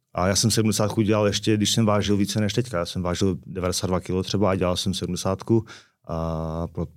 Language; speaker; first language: Czech; native; Czech